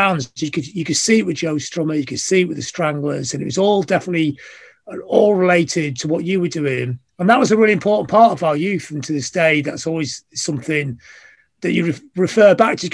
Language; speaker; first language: English; native; English